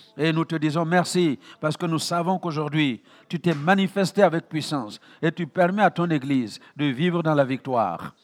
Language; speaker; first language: French; non-native, local second language; Mossi